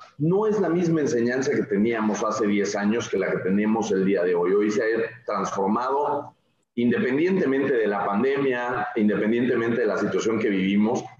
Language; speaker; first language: Spanish; native; Spanish